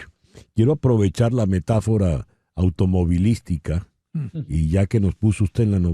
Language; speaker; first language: Spanish; native; Spanish